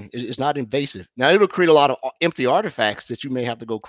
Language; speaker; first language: English; native; English